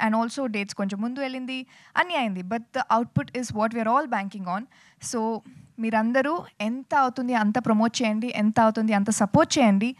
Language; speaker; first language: Telugu; non-native, fluent; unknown